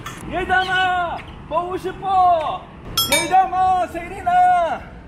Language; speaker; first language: Korean; non-native, fluent; English